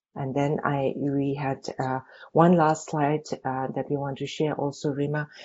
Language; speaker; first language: English; non-native, local second language; Tibetan